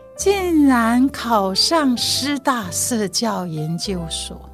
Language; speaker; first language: Chinese; non-native, local second language; Min Nan Chinese